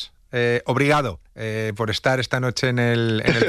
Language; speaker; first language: Spanish; native; Spanish